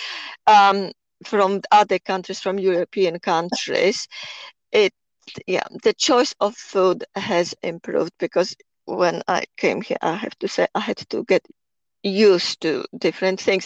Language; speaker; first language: English; non-native, fluent; Polish